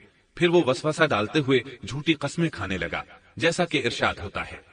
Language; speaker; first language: Urdu; native; Urdu